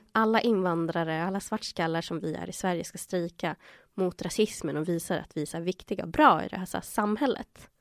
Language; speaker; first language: Swedish; early bilingual, other home language; Spanish